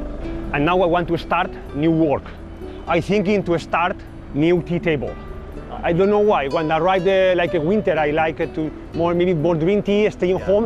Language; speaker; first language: English; non-native, learner; Spanish